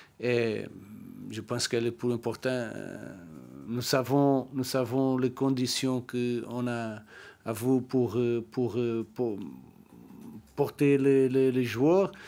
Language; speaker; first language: French; non-native, learner; Portuguese